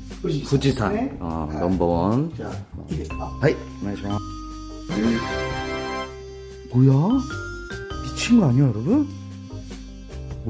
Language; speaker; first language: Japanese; non-native, learner; Korean